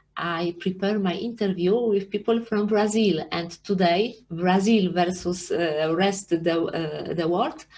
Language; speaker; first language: English; non-native, fluent; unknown